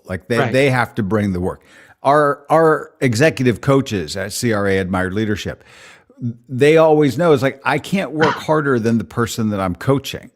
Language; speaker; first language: English; native; English